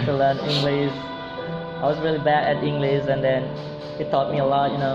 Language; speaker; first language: English; non-native, fluent; Indonesian